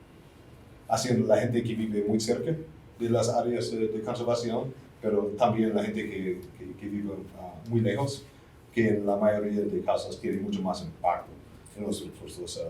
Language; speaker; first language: Spanish; non-native, fluent; English